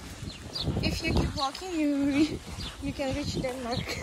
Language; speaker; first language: English; non-native, fluent; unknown